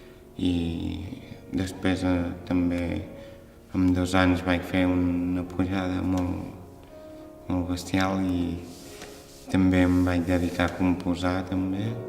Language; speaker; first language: Catalan; early bilingual, other home language; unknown